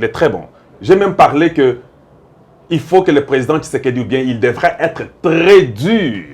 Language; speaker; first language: French; non-native, local second language; Lingala